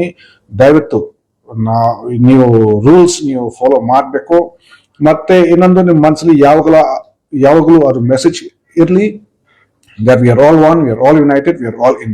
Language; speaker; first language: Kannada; non-native, fluent; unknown